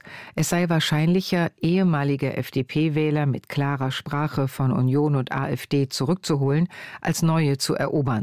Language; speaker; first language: German; native; German